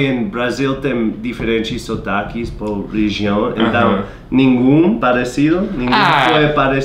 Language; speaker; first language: Portuguese; non-native, learner; English